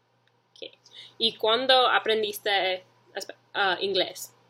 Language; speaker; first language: Spanish; early bilingual, heritage; English